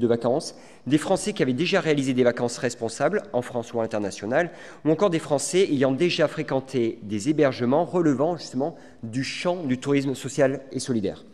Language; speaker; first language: French; native; French